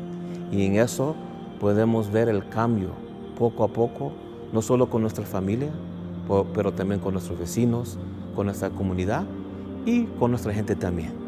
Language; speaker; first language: Spanish; early bilingual, heritage; English